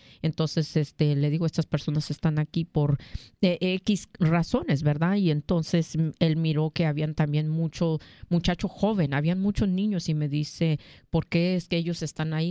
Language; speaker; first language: Spanish; early bilingual, heritage; Spanish